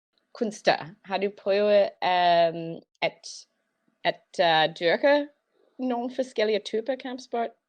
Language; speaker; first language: Danish; non-native, learner; English